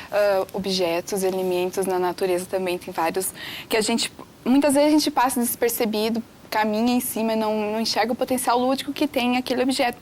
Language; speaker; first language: Portuguese; native; Portuguese